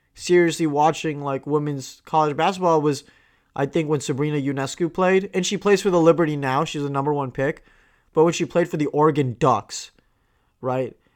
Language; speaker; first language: English; non-native, local second language; Tamil